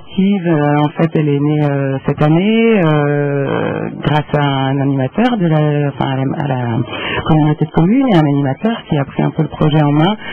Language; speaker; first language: French; native; French